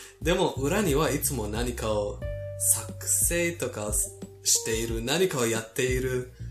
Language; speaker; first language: Japanese; non-native, fluent; Persian